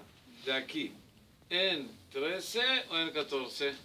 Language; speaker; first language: Spanish; non-native, learner; Hebrew